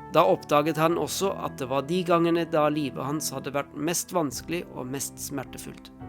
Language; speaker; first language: Norwegian; non-native, fluent; German